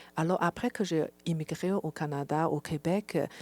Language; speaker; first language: French; non-native, fluent; Chinese